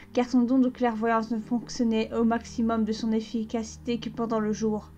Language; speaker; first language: French; native; French